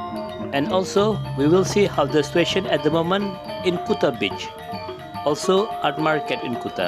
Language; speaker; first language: English; non-native, local second language; Indonesian